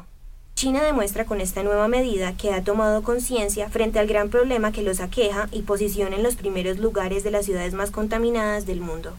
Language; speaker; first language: Spanish; native; Spanish